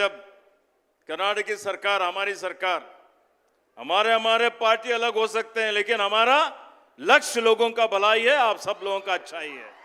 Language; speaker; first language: Hindi; non-native, local second language; Kannada